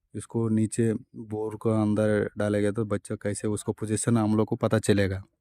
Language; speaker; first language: Hindi; non-native, local second language; Telugu